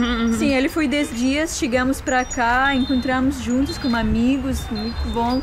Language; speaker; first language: Portuguese; non-native, learner; Russian